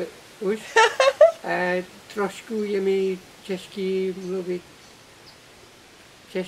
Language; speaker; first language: Czech; non-native, learner; English